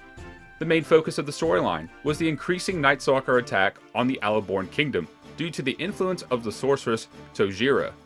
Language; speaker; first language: English; native; English